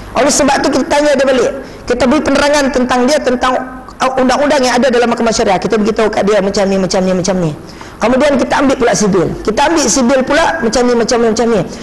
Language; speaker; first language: Malay; non-native, local second language; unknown